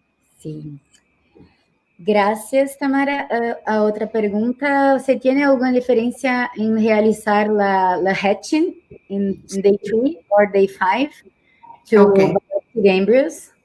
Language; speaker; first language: Spanish; non-native, learner; Portuguese